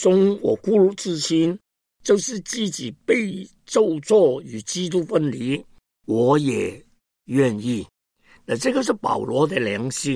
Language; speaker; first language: Chinese; non-native, local second language; Cantonese